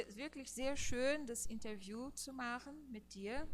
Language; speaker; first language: German; non-native, fluent; Portuguese